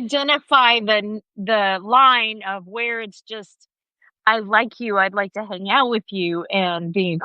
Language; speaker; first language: English; native; English